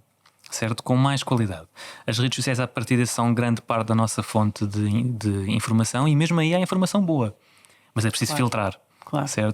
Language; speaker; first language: Portuguese; native; Portuguese